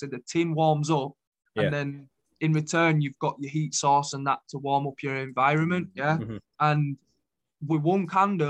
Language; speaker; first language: English; native; English